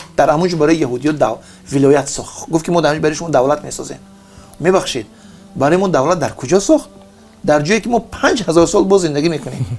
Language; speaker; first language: Persian; native; Persian